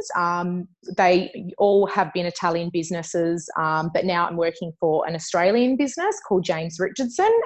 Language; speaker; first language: English; native; English